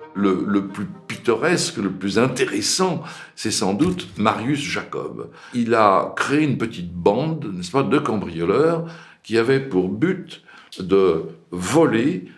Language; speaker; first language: French; native; French